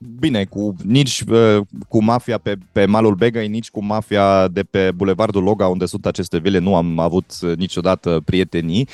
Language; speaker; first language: Romanian; non-native, fluent; German